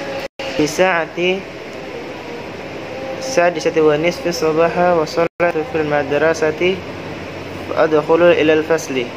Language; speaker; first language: Arabic; non-native, learner; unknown